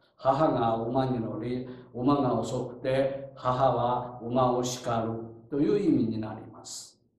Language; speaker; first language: Japanese; non-native, fluent; Chinese